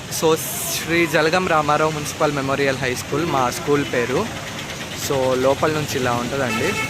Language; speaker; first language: Telugu; non-native, local second language; Urdu